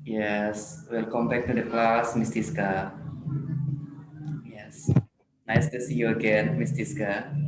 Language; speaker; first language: English; non-native, fluent; Indonesian